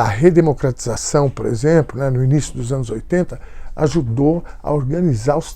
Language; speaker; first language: Portuguese; native; Portuguese